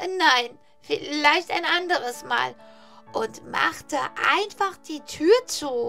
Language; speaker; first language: German; native; German